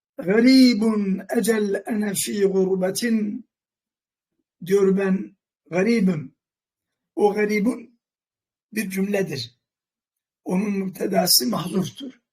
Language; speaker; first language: Turkish; non-native, local second language; Kurdish